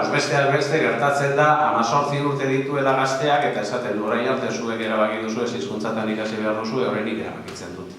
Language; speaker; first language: Basque; non-native, local second language; Spanish